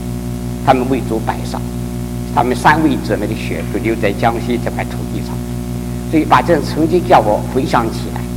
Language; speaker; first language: Chinese; native; Chinese